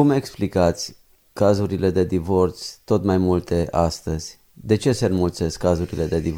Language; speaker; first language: Romanian; native; Romanian